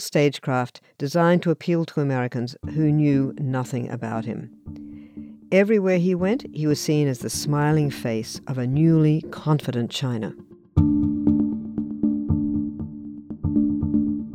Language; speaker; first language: English; native; English